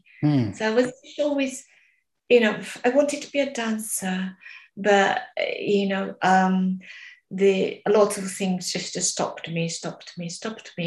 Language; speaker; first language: English; non-native, learner; Japanese